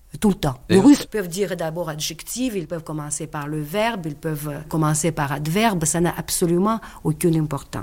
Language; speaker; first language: French; non-native, fluent; Russian